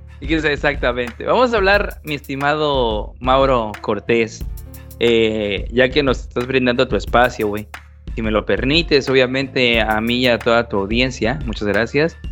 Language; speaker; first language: Spanish; native; Spanish